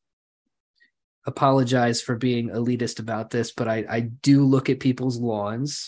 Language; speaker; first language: English; native; English